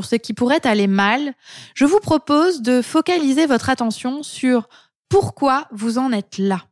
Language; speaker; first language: French; native; French